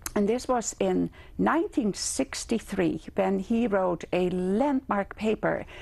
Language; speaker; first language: English; non-native, fluent; Dutch